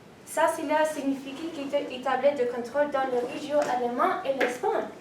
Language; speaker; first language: French; non-native, learner; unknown